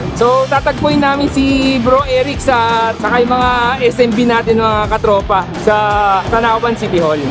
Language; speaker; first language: Filipino; native; Filipino